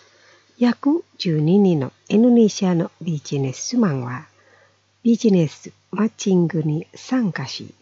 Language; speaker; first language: Japanese; non-native, fluent; Indonesian